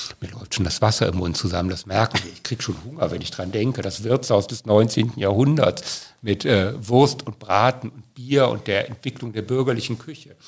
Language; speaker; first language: German; native; German